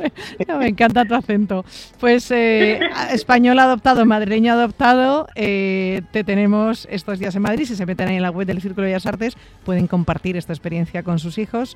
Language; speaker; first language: Spanish; native; Spanish